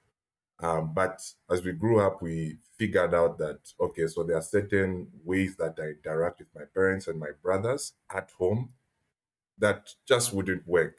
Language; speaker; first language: English; native; English